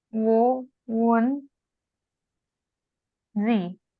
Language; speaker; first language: German; non-native, learner; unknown